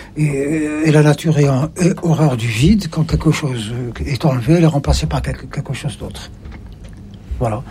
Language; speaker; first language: French; non-native, local second language; Arabic